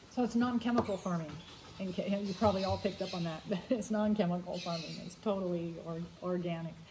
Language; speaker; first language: English; native; English